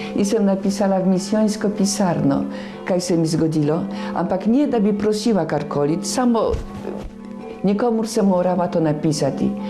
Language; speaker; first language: Slovenian; non-native, fluent; Polish